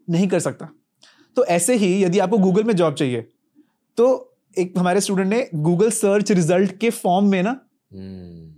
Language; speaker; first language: Hindi; native; Hindi